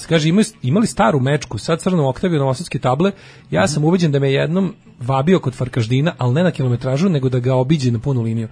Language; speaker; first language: Serbian; native; Serbian